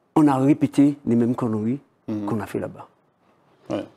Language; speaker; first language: French; native; French